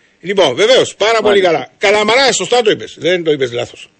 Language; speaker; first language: Greek; native; Greek